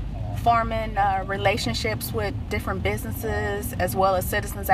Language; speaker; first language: English; native; English